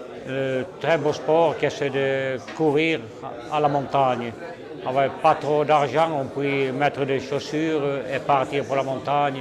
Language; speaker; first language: French; non-native, learner; Italian